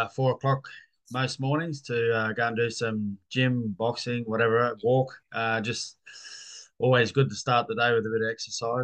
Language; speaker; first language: English; native; English